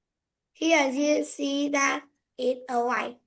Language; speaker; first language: English; non-native, learner; Vietnamese